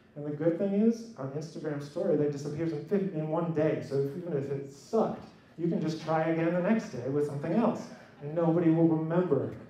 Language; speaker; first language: English; native; English